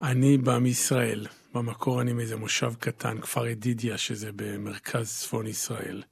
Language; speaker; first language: Hebrew; native; Hebrew